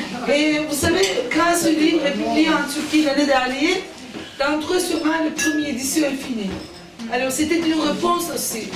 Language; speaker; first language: French; non-native, fluent; Turkish